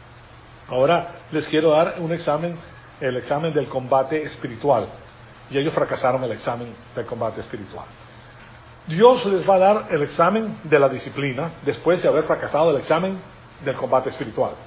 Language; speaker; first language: Spanish; native; Spanish